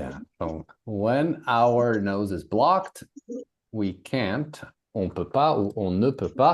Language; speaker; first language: French; native; French